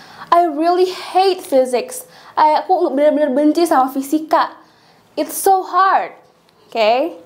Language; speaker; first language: English; non-native, fluent; Indonesian